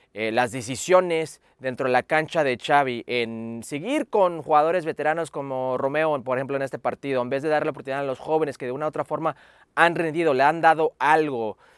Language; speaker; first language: Spanish; early bilingual, heritage; Spanish